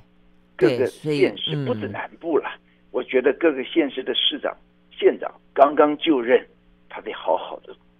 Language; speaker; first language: Chinese; native; Chinese